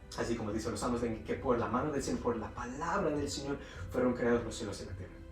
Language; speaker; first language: Spanish; early bilingual, heritage; Spanish